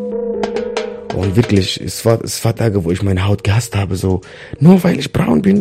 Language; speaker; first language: German; non-native, learner; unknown